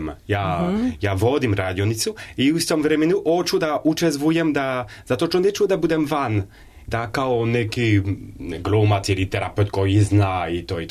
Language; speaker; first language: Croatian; non-native, learner; French